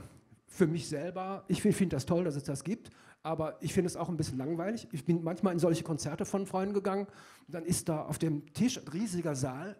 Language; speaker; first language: German; native; German